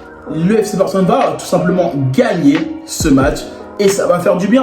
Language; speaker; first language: French; native; French